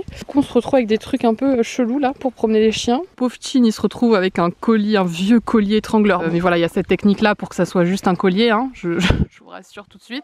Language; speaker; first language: French; native; French